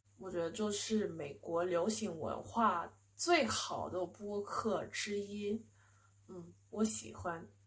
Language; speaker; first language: Chinese; non-native, fluent; English